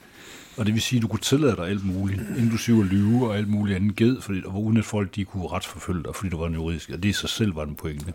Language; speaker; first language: Danish; native; Danish